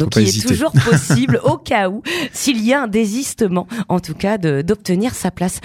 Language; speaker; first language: French; native; French